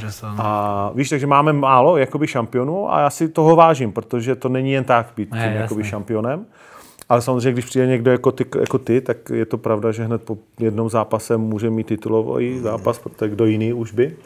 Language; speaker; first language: Czech; native; Czech